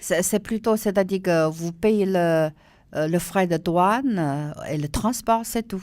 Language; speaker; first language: French; non-native, learner; Chinese